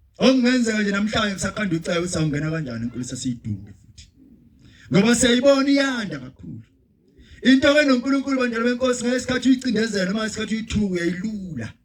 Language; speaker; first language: Zulu; native; Zulu